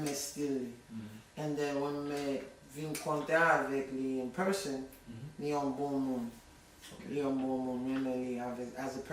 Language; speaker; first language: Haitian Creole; early bilingual, heritage; English